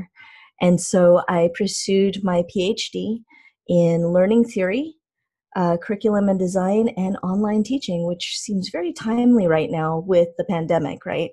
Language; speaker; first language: English; native; English